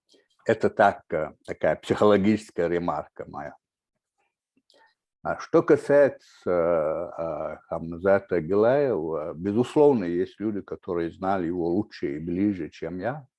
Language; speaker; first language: Russian; non-native, local second language; Chechen